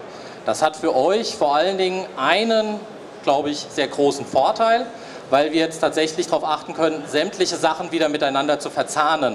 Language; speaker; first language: German; native; German